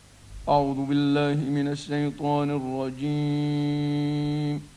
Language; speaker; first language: Arabic; native; Arabic